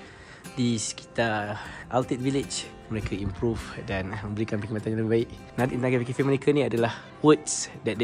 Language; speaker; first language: Malay; native; Malay